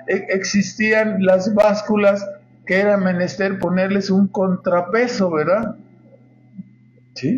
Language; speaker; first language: Spanish; native; Spanish